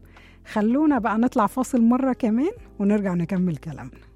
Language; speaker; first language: Arabic; native; Arabic